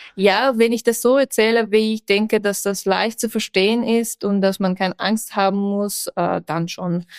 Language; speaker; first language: German; non-native, fluent; Persian